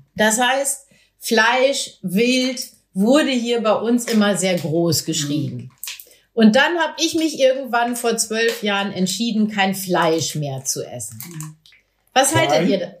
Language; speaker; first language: German; native; German